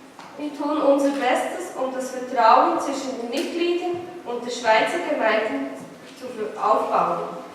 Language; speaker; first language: German; non-native, fluent; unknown